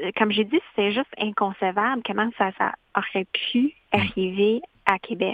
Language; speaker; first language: French; non-native, local second language; English